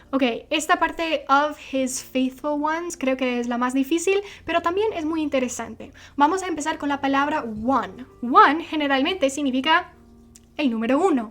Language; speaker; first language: Spanish; non-native, fluent; English